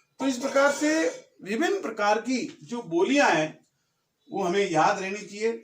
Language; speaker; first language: Hindi; native; Hindi